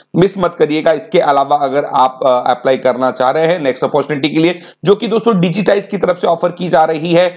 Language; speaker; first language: Hindi; native; Hindi